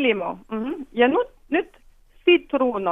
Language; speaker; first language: Finnish; non-native, fluent; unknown